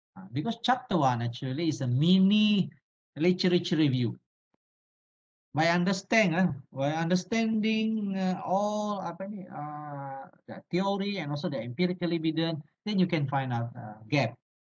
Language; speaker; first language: English; non-native, local second language; Malay